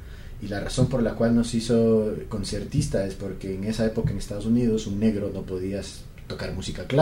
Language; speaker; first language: Spanish; native; Spanish